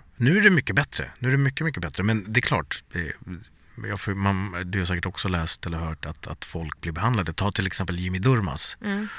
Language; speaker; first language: Swedish; native; Swedish